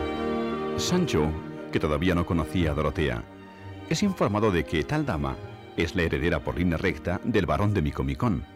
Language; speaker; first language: Spanish; native; Spanish